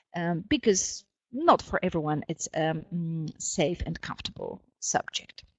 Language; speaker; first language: English; non-native, fluent; Polish